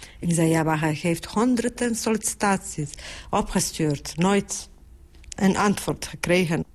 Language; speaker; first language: Dutch; non-native, fluent; Bosnian